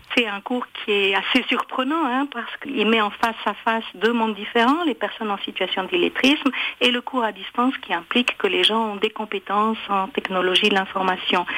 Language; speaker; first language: French; native; French